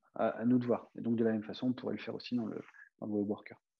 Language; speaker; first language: French; native; French